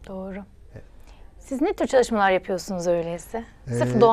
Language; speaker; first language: Turkish; native; Turkish